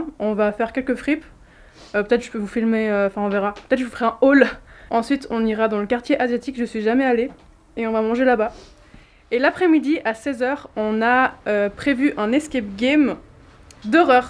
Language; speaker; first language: French; native; French